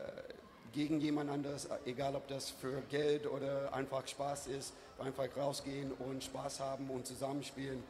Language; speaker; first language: German; non-native, fluent; English